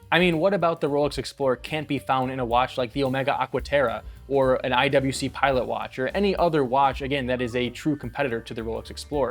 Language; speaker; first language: English; native; English